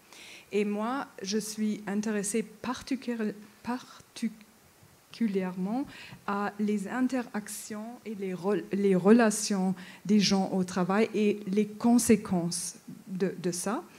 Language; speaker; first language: French; non-native, fluent; German